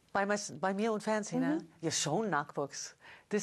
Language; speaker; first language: German; non-native, fluent; English